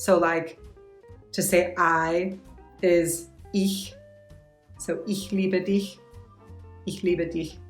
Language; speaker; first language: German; non-native, learner; English